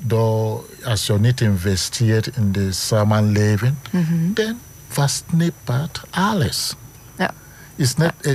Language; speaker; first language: Dutch; non-native, fluent; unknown